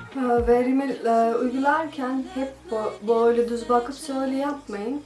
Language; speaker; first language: Turkish; non-native, fluent; Nepali